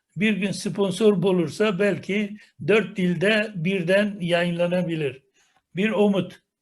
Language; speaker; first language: Turkish; non-native, local second language; Kurdish